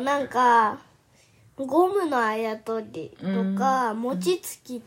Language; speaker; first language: Japanese; early bilingual, other home language; Korean